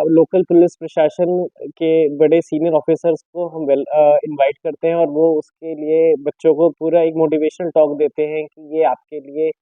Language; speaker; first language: Hindi; non-native, local second language; Punjabi